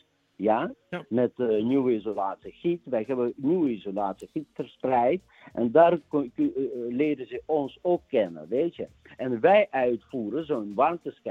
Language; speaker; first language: Dutch; non-native, fluent; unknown